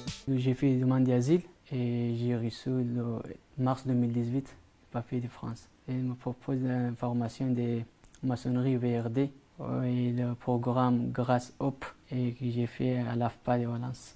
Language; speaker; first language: French; non-native, learner; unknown